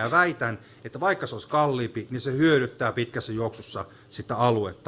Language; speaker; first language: Finnish; native; Finnish